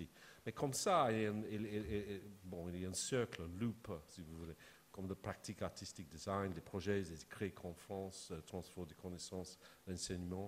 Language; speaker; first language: French; non-native, fluent; English